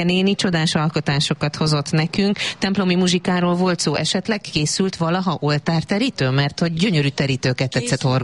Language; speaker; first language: Hungarian; native; Hungarian